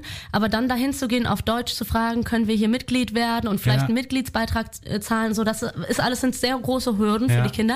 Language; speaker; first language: German; native; German